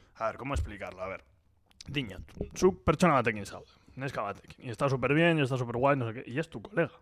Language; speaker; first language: Spanish; non-native, local second language; Basque